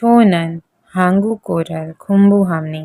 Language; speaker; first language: Korean; non-native, fluent; Hindi